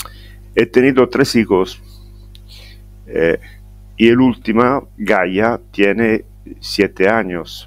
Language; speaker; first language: Spanish; non-native, fluent; Italian